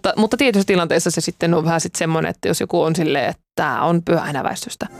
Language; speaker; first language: Finnish; native; Finnish